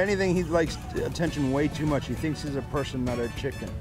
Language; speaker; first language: English; native; English